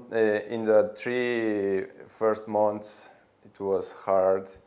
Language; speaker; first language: English; non-native, learner; Spanish